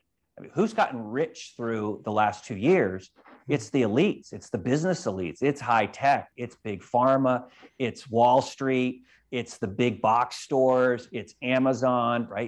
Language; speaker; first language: English; native; English